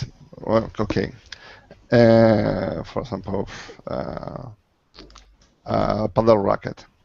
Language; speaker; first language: English; non-native, learner; Spanish